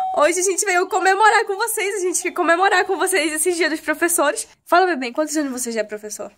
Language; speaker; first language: Portuguese; native; Portuguese